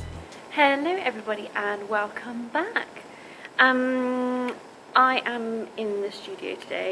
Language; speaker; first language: English; native; English